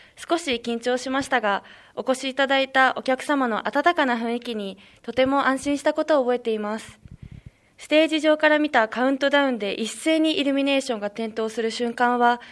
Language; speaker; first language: Japanese; native; Japanese